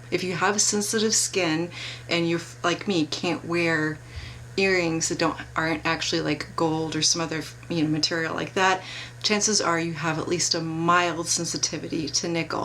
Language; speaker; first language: English; native; English